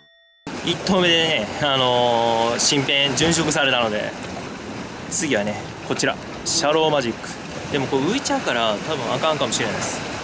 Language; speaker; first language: Japanese; native; Japanese